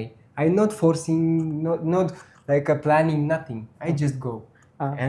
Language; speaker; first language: English; non-native, learner; Russian